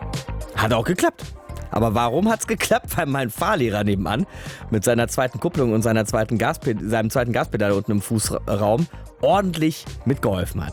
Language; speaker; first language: German; native; German